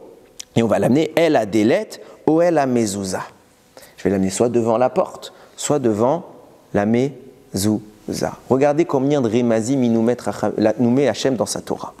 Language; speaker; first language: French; native; French